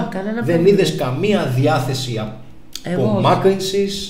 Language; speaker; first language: Greek; native; Greek